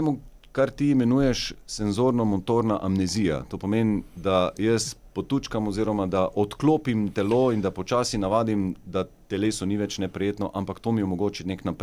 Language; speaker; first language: Slovenian; native; Slovenian